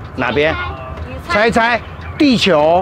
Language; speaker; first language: Chinese; native; Chinese